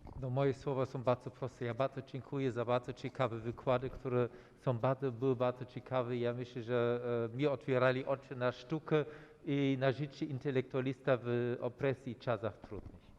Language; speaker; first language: Polish; non-native, fluent; German